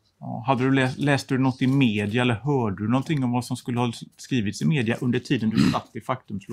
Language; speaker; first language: Swedish; native; Swedish